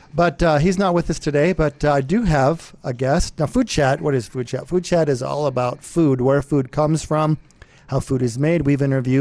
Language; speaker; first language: English; native; English